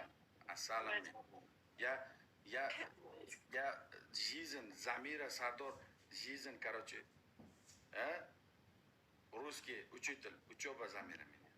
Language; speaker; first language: Russian; non-native, learner; Uzbek